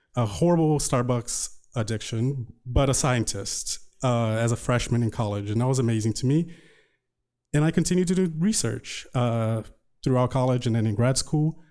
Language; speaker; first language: English; non-native, fluent; Portuguese